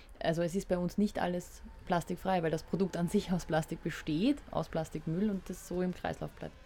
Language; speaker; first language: German; native; German